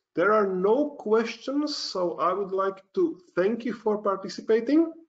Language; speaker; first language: English; non-native, fluent; Slovak